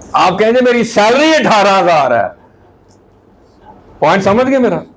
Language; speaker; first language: Urdu; non-native, local second language; Punjabi